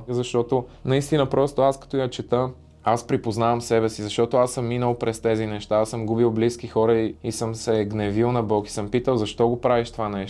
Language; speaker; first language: Bulgarian; native; Bulgarian